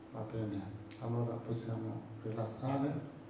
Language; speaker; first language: Italian; non-native, learner; Tibetan